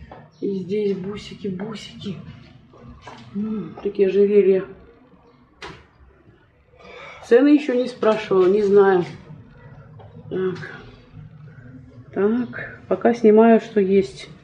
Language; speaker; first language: Russian; native; Russian